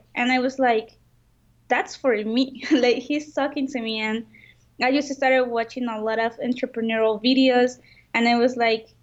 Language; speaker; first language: English; non-native, fluent; Spanish